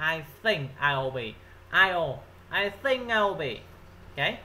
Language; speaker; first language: English; non-native, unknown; Vietnamese